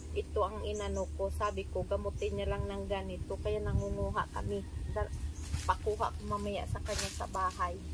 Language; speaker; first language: Filipino; non-native, local second language; Cebuano